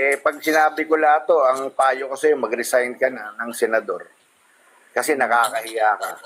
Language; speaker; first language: Filipino; native; Filipino